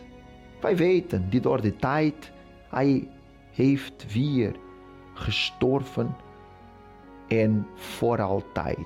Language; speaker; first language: Dutch; non-native, fluent; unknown